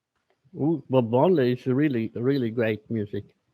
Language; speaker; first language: English; non-native, learner; Swedish